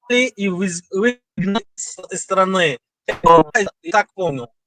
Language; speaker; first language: Russian; non-native, local second language; Tajik